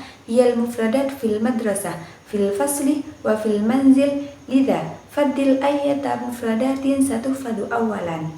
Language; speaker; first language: Arabic; non-native, learner; Indonesian